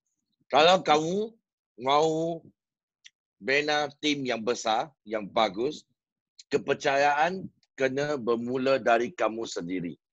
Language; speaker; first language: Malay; non-native, local second language; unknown